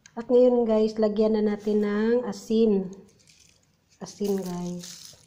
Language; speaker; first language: Filipino; non-native, local second language; Cebuano